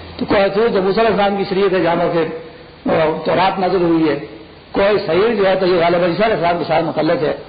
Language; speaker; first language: Urdu; non-native, local second language; Pashto